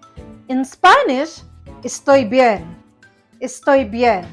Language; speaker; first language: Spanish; non-native, learner; Cebuano